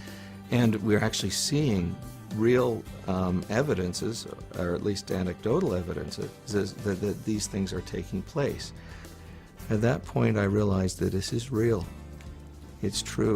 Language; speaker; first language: English; native; English